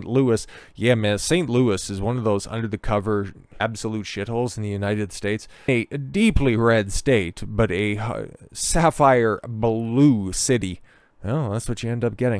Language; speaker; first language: English; native; English